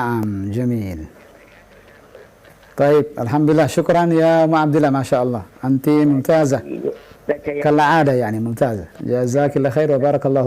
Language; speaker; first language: Arabic; non-native, fluent; Indonesian